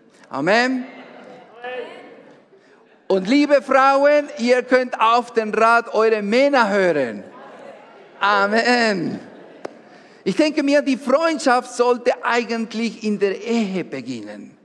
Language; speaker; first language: German; non-native, fluent; Spanish